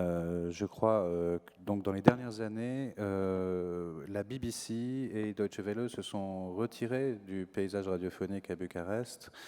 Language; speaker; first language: French; native; French